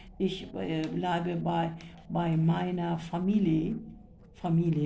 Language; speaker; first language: German; non-native, fluent; Turkish